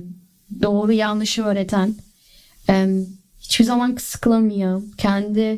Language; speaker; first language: Turkish; early bilingual, heritage; Turkish